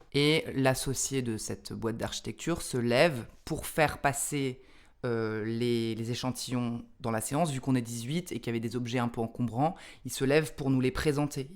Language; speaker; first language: French; native; French